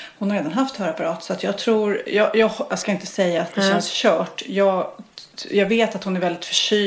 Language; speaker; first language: Swedish; native; Swedish